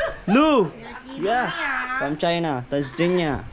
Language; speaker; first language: English; non-native, local second language; Filipino